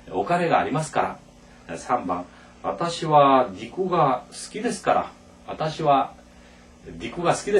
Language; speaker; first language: Japanese; non-native, fluent; Korean